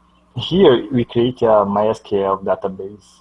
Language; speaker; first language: English; non-native, learner; Portuguese